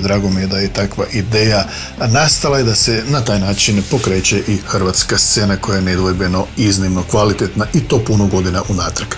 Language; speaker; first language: Croatian; native; Croatian